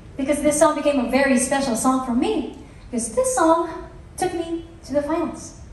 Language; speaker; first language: English; non-native, local second language; Filipino